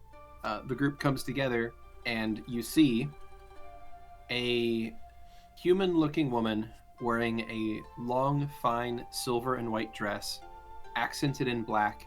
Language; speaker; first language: English; native; English